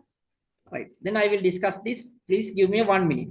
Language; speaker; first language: English; non-native, local second language; Sinhala